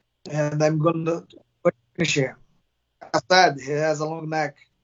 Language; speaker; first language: English; non-native, fluent; Portuguese